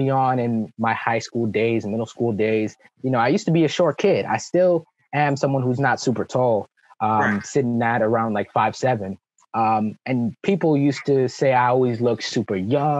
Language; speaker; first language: English; early bilingual, other home language; French